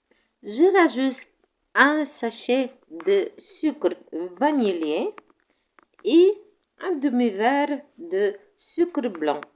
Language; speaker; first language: French; non-native, fluent; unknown